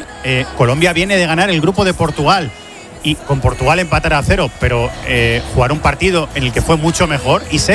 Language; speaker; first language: Spanish; native; Spanish